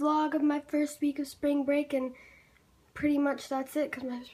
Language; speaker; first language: English; native; English